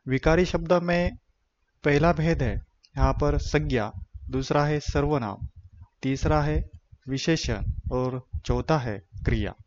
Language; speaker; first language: Hindi; non-native, local second language; Marathi